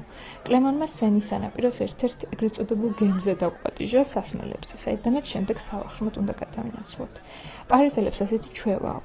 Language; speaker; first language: Georgian; native; Georgian